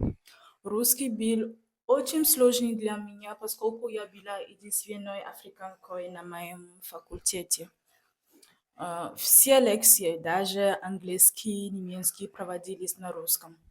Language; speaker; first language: Russian; non-native, fluent; Fon